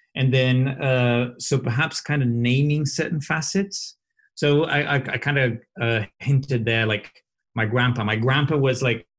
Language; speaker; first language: English; non-native, fluent; Portuguese